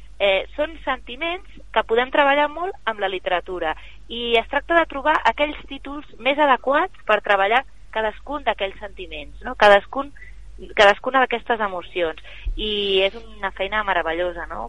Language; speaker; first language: Catalan; native; Catalan